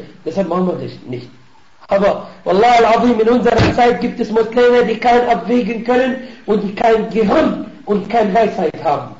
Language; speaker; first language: German; non-native, fluent; Arabic